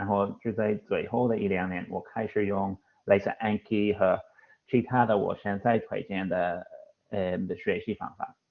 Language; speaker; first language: Chinese; non-native, fluent; English